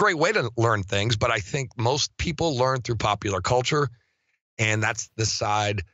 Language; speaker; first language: English; native; English